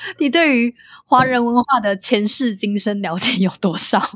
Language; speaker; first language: Chinese; native; Chinese